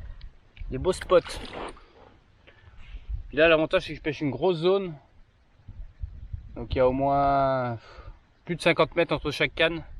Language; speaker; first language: French; native; French